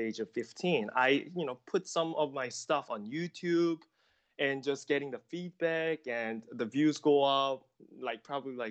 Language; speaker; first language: English; non-native, fluent; Korean